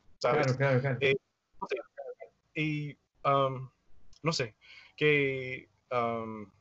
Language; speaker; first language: Spanish; non-native, fluent; English